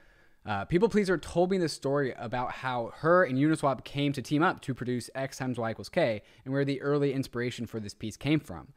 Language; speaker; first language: English; native; English